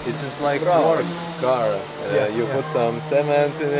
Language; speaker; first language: English; non-native, fluent; Lithuanian